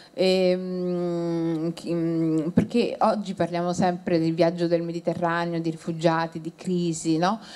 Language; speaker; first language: Italian; early bilingual, other home language; Somali